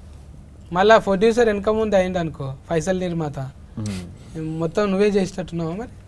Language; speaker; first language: Telugu; native; Telugu